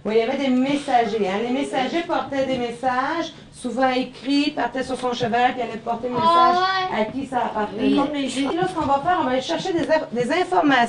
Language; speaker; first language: French; native; French